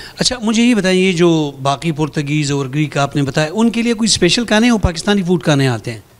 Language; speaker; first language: Urdu; non-native, local second language; Pashto